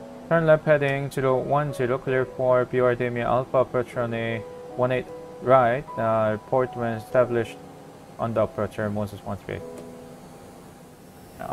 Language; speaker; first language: English; non-native, fluent; Korean